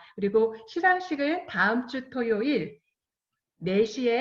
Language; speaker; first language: Korean; native; Korean